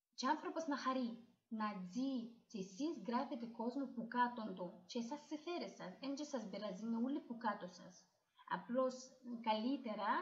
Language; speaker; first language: Greek; non-native, learner; Russian